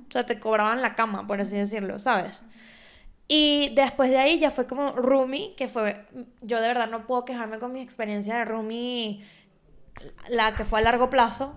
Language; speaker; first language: Spanish; native; Spanish